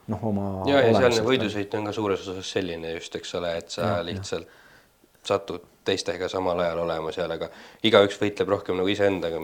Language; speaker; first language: Estonian; native; Estonian